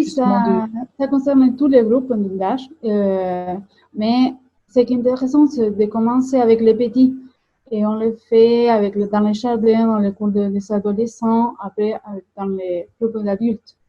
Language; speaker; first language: French; non-native, fluent; Spanish